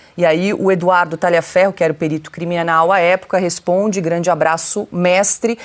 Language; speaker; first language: Portuguese; native; Portuguese